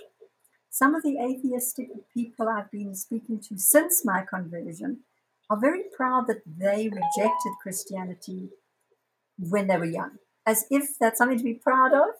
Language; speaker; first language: English; native; English